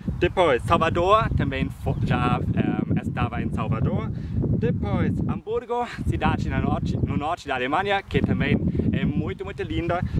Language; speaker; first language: Portuguese; non-native, fluent; German